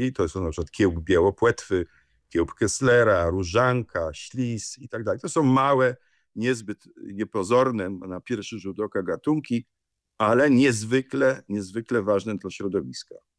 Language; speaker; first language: Polish; native; Polish